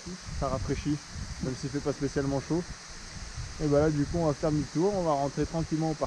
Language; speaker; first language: French; native; French